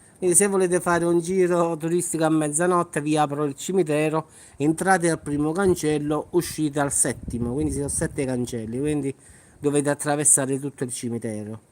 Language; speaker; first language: Italian; native; Italian